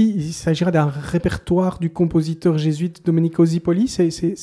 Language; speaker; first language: French; native; French